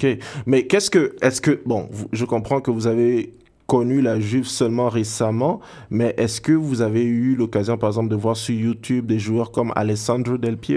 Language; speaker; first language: French; native; French